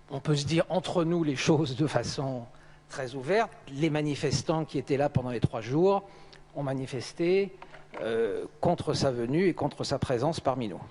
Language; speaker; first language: French; native; French